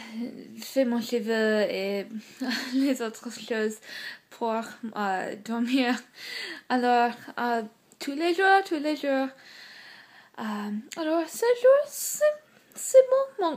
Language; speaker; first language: French; non-native, learner; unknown